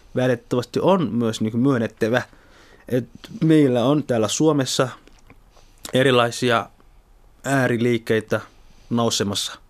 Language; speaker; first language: Finnish; early bilingual, other home language; Somali